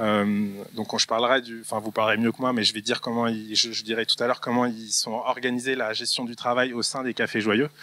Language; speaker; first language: French; native; French